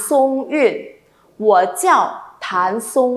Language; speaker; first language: Chinese; non-native, learner; Vietnamese